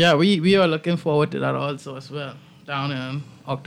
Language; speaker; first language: English; native; English